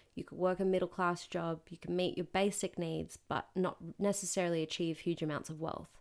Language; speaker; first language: English; native; English